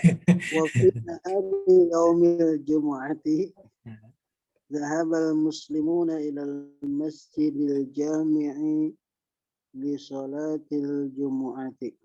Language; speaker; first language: Arabic; non-native, learner; Indonesian